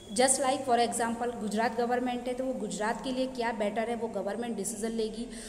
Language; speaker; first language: Hindi; non-native, local second language; Gujarati